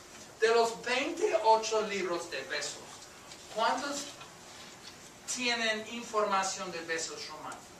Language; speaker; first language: Spanish; non-native, fluent; English